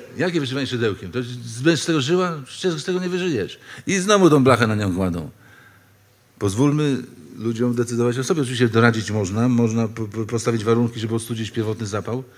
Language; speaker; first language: Polish; native; Polish